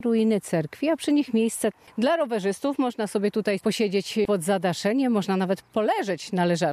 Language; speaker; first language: Polish; native; Polish